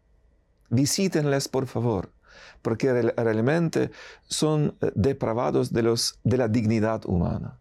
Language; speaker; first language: Spanish; non-native, fluent; Ukrainian